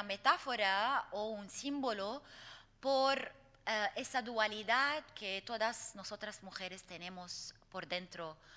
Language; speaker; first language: Spanish; non-native, fluent; Arabic